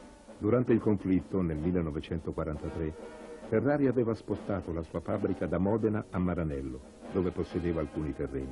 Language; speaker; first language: Italian; native; Italian